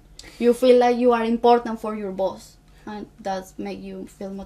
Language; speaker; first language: English; non-native, fluent; Spanish